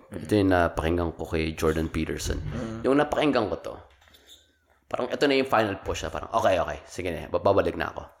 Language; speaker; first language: Filipino; native; Filipino